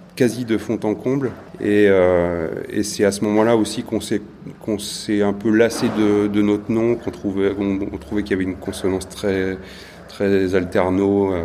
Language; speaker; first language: French; native; French